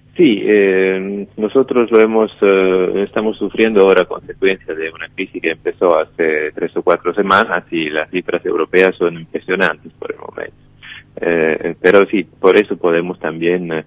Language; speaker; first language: Spanish; non-native, fluent; Italian